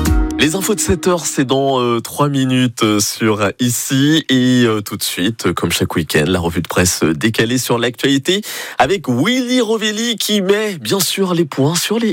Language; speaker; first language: French; native; French